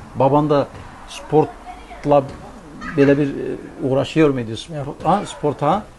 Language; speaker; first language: Turkish; early bilingual, heritage; Turkish